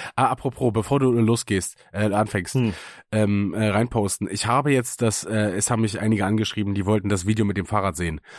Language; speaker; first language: German; native; German